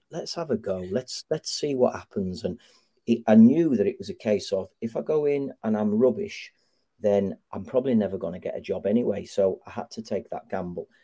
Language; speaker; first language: English; native; English